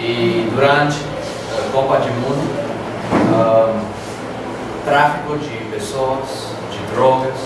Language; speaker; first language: Portuguese; non-native, learner; Spanish